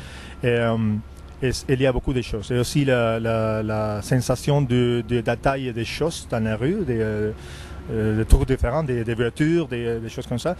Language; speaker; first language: French; non-native, fluent; Spanish